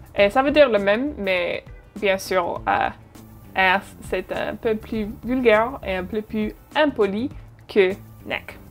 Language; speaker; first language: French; non-native, fluent; English